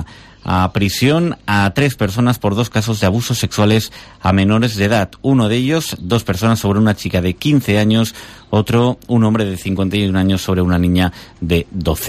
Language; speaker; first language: Spanish; native; Spanish